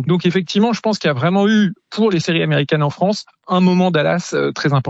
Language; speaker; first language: French; native; French